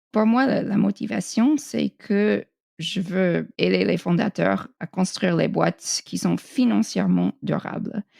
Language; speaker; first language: French; non-native, fluent; English